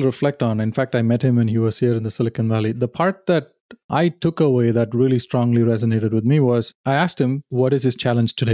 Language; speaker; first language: English; non-native, local second language; Tamil